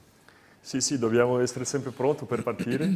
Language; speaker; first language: Italian; non-native, learner; Portuguese